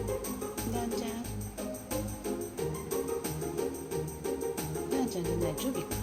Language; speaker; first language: Japanese; native; Japanese